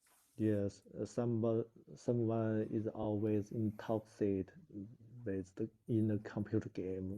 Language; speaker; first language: English; non-native, learner; Chinese